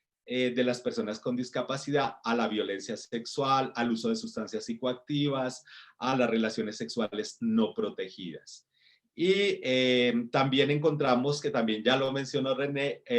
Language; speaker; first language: Spanish; native; Spanish